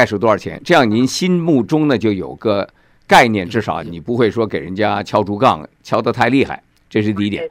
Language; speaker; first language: Chinese; native; Chinese